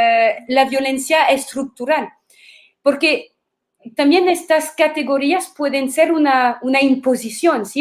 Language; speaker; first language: Spanish; non-native, fluent; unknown